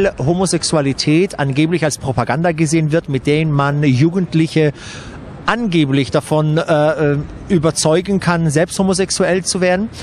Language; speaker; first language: German; native; German